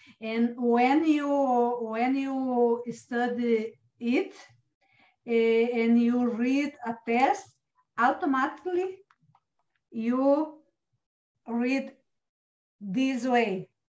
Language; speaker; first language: English; non-native, learner; Portuguese